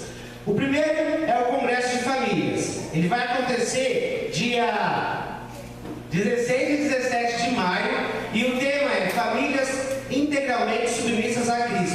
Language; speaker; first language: Portuguese; native; Portuguese